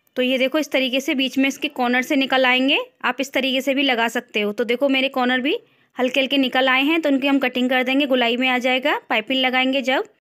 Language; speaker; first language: Hindi; native; Hindi